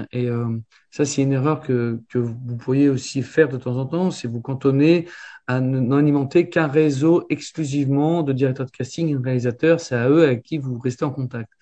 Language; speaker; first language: French; native; French